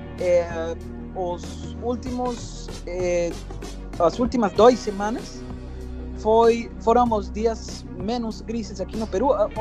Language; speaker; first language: Portuguese; non-native, fluent; Spanish